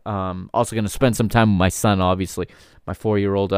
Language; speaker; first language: English; native; English